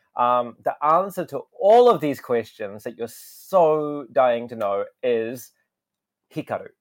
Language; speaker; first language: English; native; English